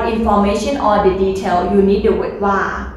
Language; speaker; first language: English; non-native, learner; Thai